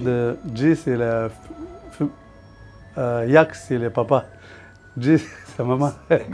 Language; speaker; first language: French; non-native, learner; Tibetan